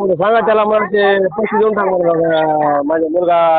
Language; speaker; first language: Marathi; native; Marathi